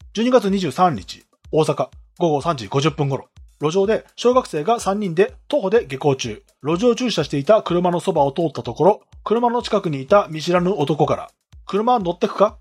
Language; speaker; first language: Japanese; native; Japanese